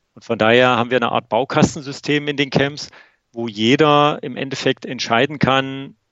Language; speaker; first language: German; native; German